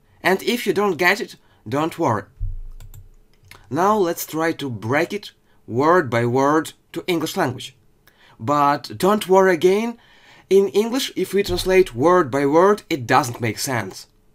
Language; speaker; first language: English; non-native, fluent; Ukrainian